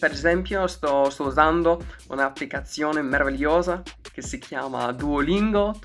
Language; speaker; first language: Italian; non-native, learner; English